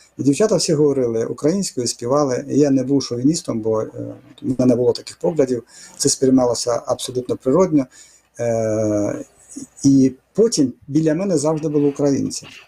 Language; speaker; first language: Ukrainian; non-native, fluent; Russian